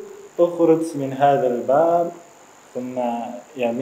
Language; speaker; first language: Arabic; non-native, learner; Indonesian